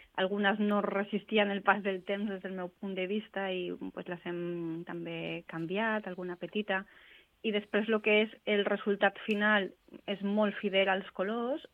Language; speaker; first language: Catalan; non-native, local second language; Spanish